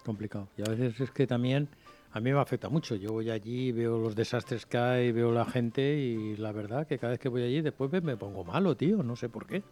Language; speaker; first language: Spanish; non-native, local second language; Catalan